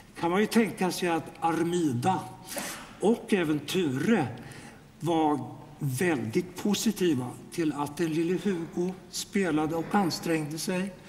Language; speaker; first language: Swedish; native; Swedish